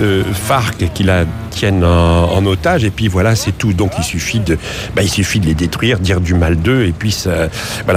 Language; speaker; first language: French; native; French